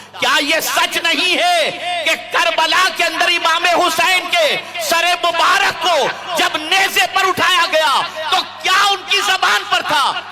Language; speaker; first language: Urdu; native; Urdu